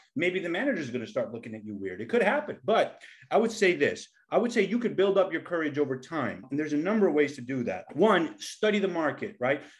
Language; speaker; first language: English; native; English